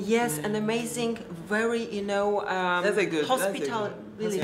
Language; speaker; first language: English; non-native, learner; Polish